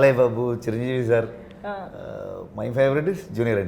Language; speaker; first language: Telugu; non-native, learner; Kannada